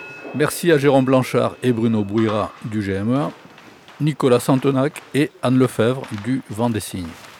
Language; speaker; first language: French; native; French